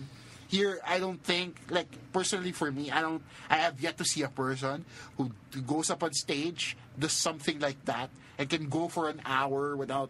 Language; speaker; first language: English; non-native, local second language; Filipino